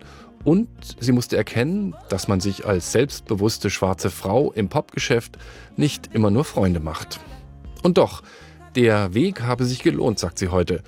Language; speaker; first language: German; native; German